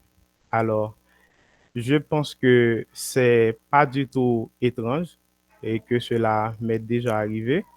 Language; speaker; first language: French; non-native, local second language; Haitian Creole